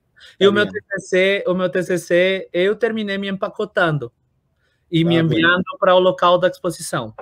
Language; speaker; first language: Portuguese; non-native, fluent; Spanish